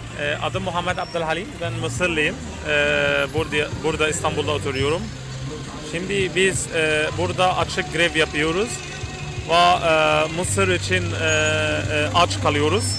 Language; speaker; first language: Turkish; non-native, learner; Arabic